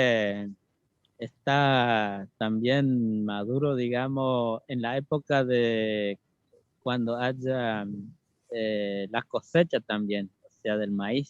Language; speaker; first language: Spanish; non-native, local second language; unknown